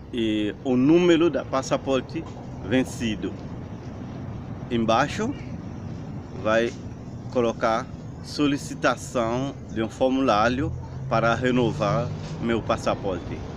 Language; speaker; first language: Portuguese; non-native, learner; Haitian Creole